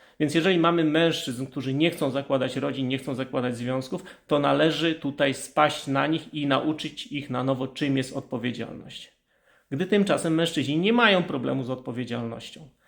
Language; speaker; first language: Polish; native; Polish